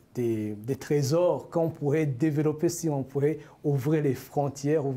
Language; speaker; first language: French; non-native, local second language; Rundi